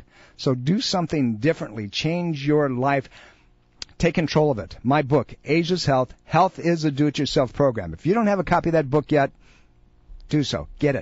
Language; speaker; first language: English; native; English